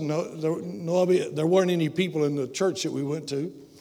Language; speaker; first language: English; native; English